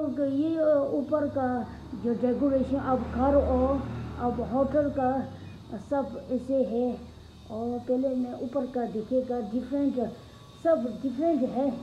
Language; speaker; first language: Hindi; non-native, local second language; Tibetan